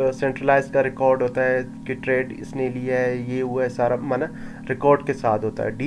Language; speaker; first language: Urdu; non-native, local second language; Baluchi